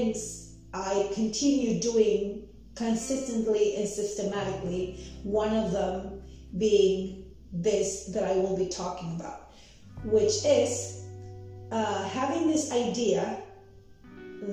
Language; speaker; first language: English; non-native, fluent; Spanish